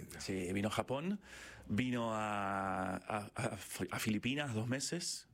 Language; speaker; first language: Spanish; native; Spanish